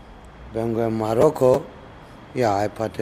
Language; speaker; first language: Spanish; non-native, learner; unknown